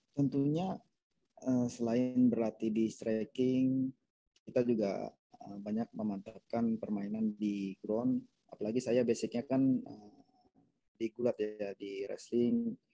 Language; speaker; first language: Indonesian; native; Indonesian